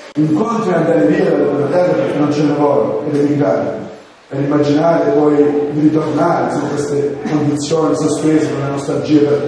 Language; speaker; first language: Italian; native; Italian